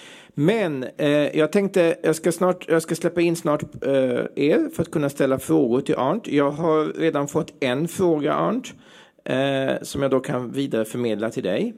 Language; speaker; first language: Swedish; native; Swedish